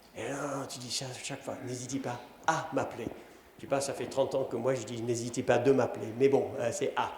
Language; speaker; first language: French; non-native, fluent; English